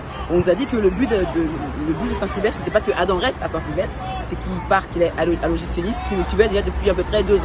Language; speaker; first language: French; native; French